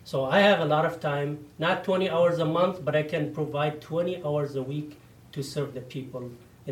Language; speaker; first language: English; non-native, fluent; Arabic